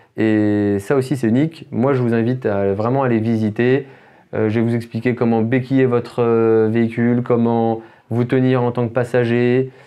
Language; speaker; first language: French; native; French